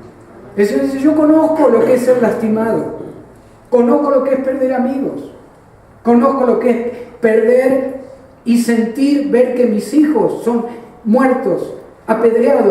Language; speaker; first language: Spanish; native; Spanish